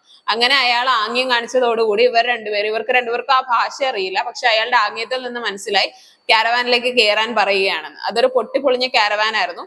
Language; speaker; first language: Malayalam; native; Malayalam